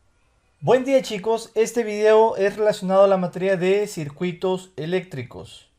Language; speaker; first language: Spanish; native; Spanish